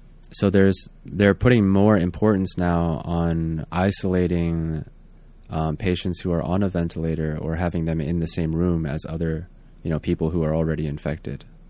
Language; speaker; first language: English; native; English